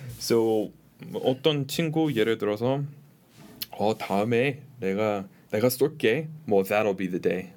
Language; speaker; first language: Korean; non-native, fluent; English